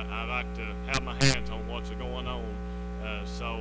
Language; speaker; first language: English; native; English